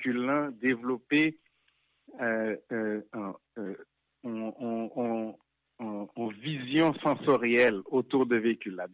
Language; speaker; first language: French; non-native, local second language; Haitian Creole